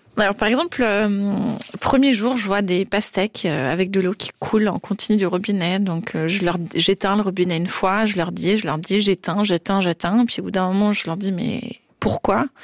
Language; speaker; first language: French; native; French